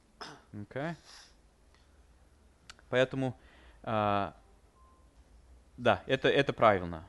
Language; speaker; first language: Russian; non-native, fluent; English